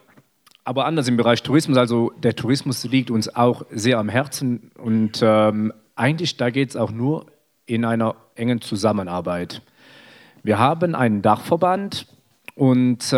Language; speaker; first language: German; native; German